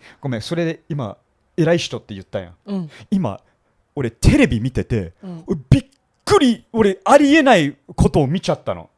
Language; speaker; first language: Japanese; non-native, fluent; English